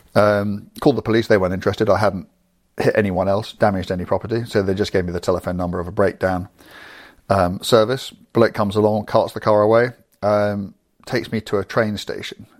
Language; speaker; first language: English; native; English